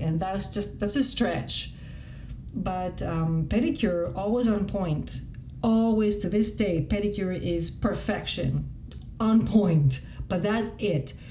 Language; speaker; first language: English; non-native, fluent; Greek